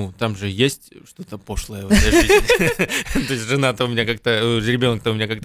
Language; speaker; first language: Russian; native; Russian